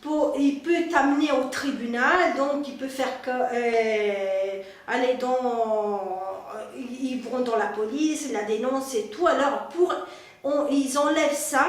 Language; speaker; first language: French; non-native, fluent; Spanish